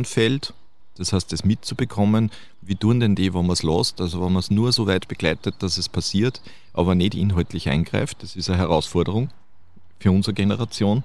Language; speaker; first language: German; native; German